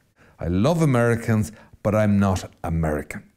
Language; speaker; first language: English; native; English